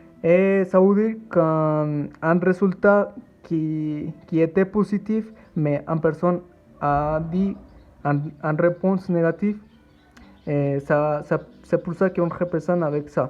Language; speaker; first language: French; non-native, learner; Spanish